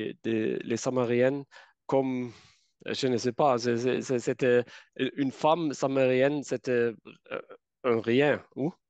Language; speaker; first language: French; non-native, fluent; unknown